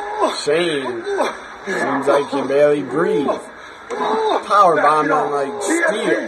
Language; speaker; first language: English; native; English